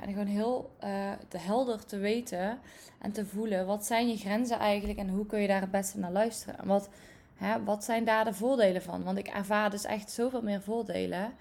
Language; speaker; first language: Dutch; native; Dutch